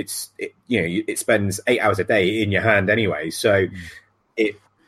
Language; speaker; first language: English; native; English